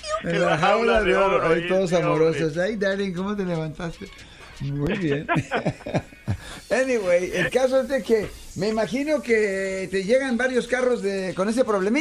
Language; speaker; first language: Spanish; native; Spanish